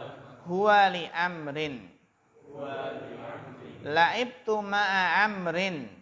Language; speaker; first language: Arabic; non-native, fluent; Indonesian